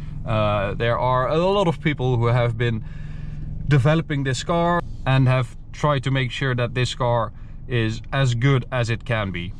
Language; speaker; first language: English; non-native, fluent; Dutch